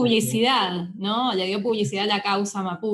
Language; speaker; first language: Spanish; native; Spanish